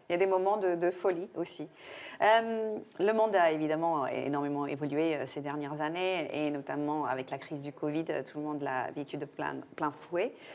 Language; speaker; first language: French; non-native, fluent; English